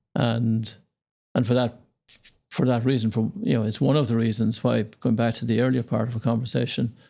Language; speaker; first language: English; native; English